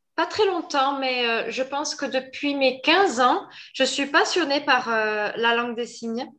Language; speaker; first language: French; native; French